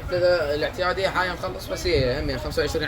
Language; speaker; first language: Arabic; native; Arabic